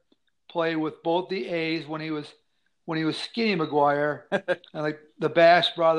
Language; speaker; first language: English; native; English